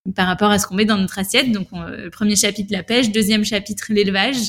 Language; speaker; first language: French; native; French